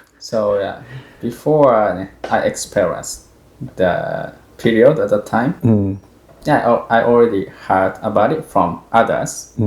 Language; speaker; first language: English; non-native, fluent; Japanese